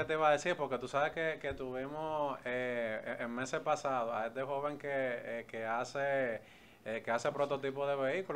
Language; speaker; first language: Spanish; native; Spanish